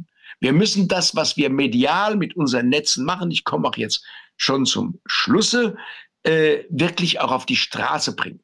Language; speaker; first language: German; native; German